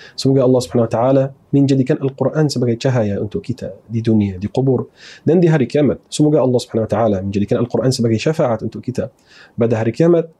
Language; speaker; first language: Malay; non-native, fluent; Arabic